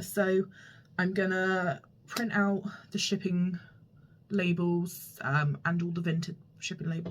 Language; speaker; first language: English; native; English